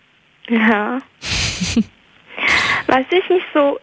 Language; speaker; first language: German; non-native, fluent; Chinese